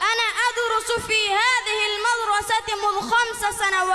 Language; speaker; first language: Arabic; non-native, learner; Urdu